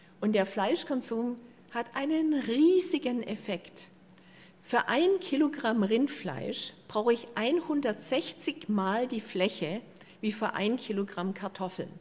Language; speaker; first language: German; native; German